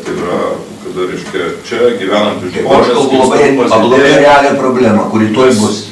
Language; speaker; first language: Lithuanian; native; Lithuanian